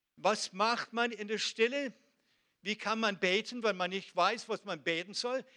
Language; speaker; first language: German; non-native, fluent; Hebrew